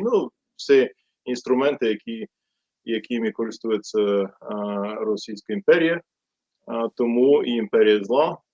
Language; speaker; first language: Ukrainian; non-native, fluent; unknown